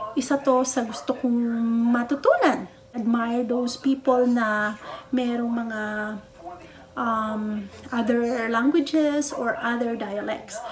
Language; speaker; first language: Filipino; native; Filipino